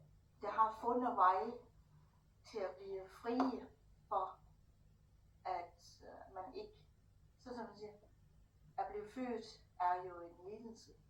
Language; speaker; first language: Danish; non-native, fluent; Thai